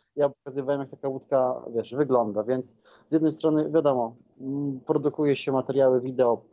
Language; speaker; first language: Polish; native; Polish